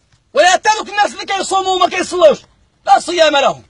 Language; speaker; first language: Arabic; native; Arabic